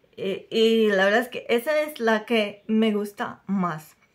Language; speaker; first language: Spanish; non-native, fluent; Russian